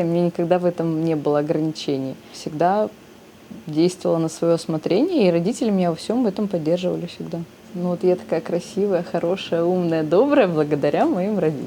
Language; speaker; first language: Russian; native; Russian